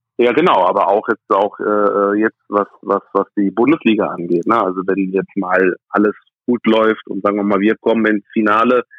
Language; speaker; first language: German; early bilingual, other home language; English